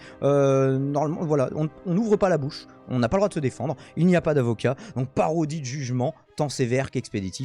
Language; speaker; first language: French; native; French